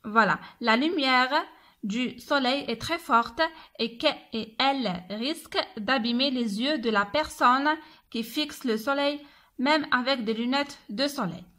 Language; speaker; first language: French; non-native, local second language; Arabic